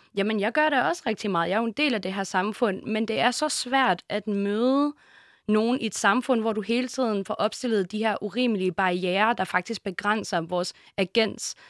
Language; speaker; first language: Danish; early bilingual, other home language; Bosnian